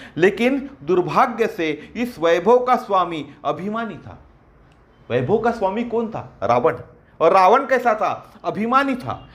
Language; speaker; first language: Hindi; non-native, local second language; Marathi